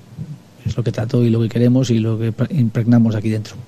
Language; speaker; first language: Spanish; native; Spanish